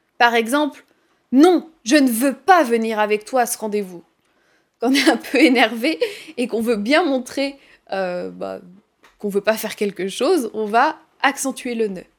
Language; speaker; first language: French; native; French